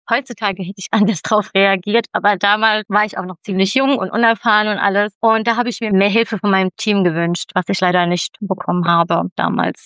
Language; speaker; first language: German; early bilingual, other home language; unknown